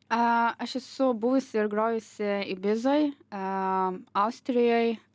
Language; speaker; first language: Lithuanian; native; Lithuanian